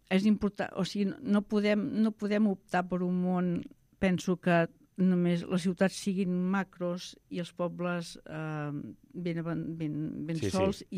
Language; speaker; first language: Catalan; native; Catalan